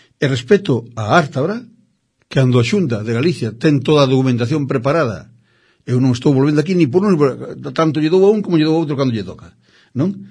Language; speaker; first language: Galician; native; Galician